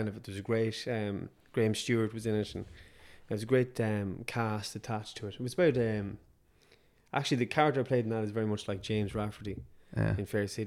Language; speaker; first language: English; native; English